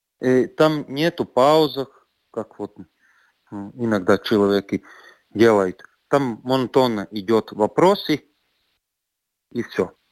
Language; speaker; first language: Russian; non-native, local second language; Latvian